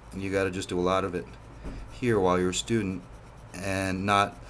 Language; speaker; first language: English; native; English